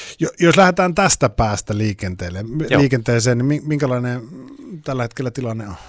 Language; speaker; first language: Finnish; native; Finnish